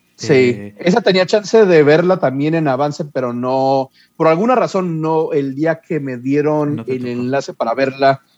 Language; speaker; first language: Spanish; early bilingual, heritage; Spanish